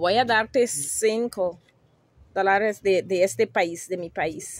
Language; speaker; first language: Spanish; non-native, fluent; English